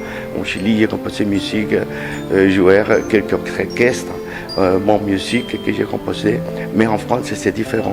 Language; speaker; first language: French; non-native, learner; Spanish